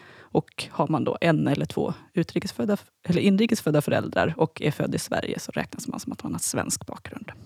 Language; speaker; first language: Swedish; native; Swedish